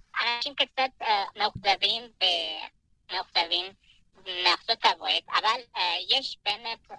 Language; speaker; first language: Hebrew; non-native, fluent; Persian